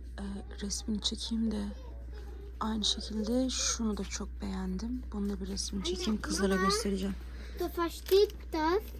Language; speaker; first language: Turkish; native; Turkish